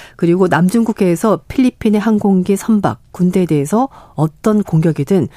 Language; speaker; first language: Korean; native; Korean